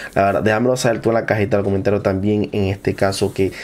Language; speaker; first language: Spanish; native; Spanish